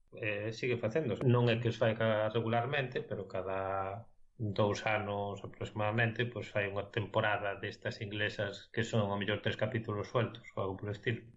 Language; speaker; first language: Galician; non-native, local second language; Spanish